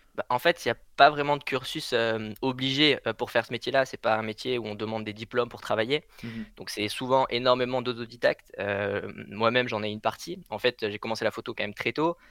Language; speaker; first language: French; native; French